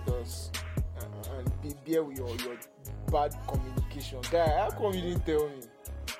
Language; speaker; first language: English; non-native, local second language; Yoruba